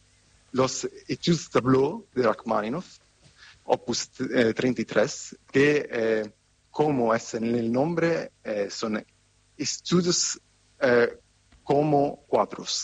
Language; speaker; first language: Spanish; non-native, fluent; Italian